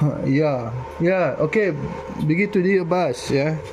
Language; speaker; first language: Indonesian; non-native, learner; English